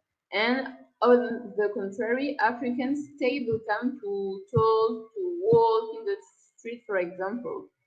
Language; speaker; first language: English; non-native, learner; French